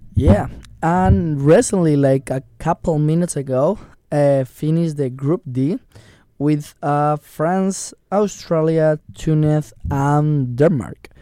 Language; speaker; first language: English; non-native, learner; Spanish